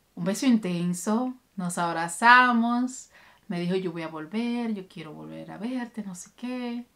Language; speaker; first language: Spanish; native; Spanish